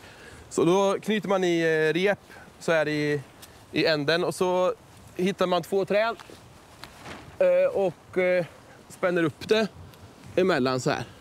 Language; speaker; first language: Swedish; native; Swedish